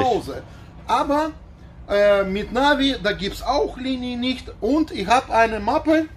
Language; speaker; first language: German; non-native, learner; Russian